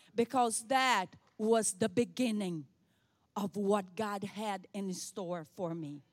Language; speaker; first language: English; non-native, fluent; Portuguese